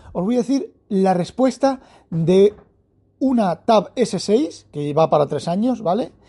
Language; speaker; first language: Spanish; native; Spanish